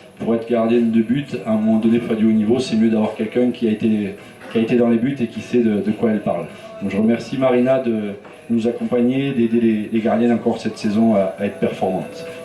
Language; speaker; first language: French; native; French